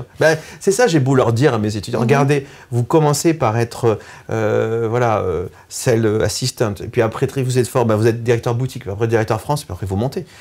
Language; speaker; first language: French; native; French